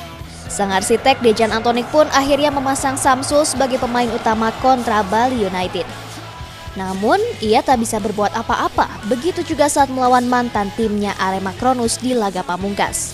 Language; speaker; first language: Indonesian; native; Indonesian